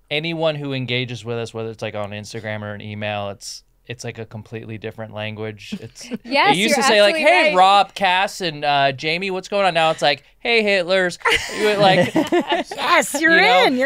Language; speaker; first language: English; native; English